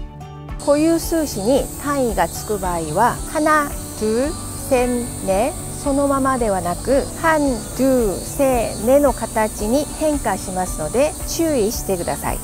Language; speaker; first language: Japanese; non-native, fluent; Korean